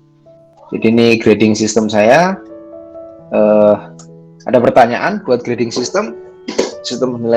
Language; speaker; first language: Indonesian; native; Indonesian